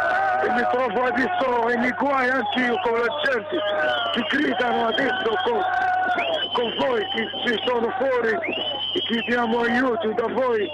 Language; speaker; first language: Italian; non-native, learner; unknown